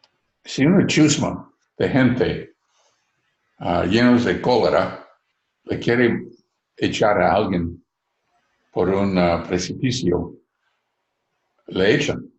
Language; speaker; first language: Spanish; non-native, fluent; English